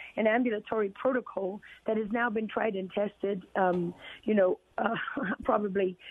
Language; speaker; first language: English; native; English